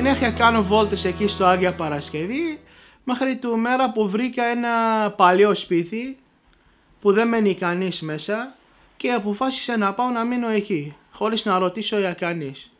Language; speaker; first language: Greek; non-native, learner; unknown